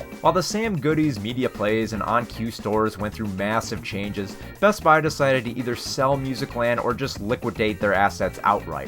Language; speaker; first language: English; native; English